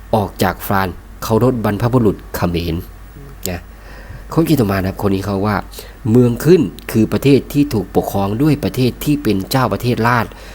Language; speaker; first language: Thai; native; Thai